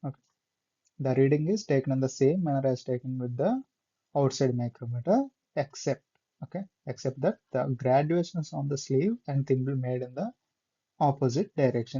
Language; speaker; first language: English; non-native, local second language; Telugu